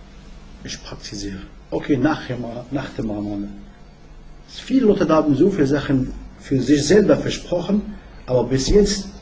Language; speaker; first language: German; non-native, learner; Arabic